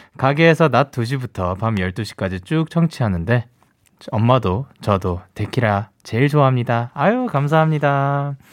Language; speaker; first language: Korean; early bilingual, heritage; Korean